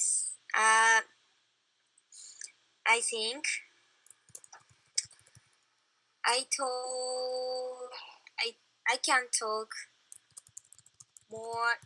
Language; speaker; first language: English; non-native, learner; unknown